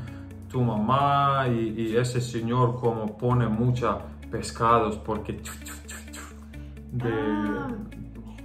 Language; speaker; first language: Spanish; non-native, learner; Croatian